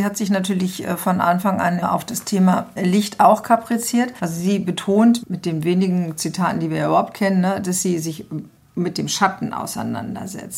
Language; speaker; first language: German; native; German